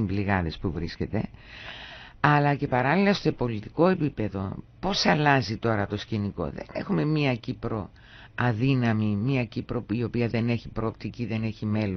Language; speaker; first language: Greek; native; Greek